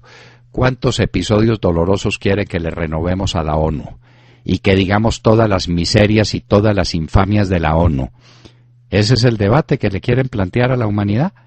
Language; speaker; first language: Spanish; native; Spanish